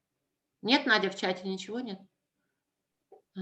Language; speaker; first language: Russian; native; Russian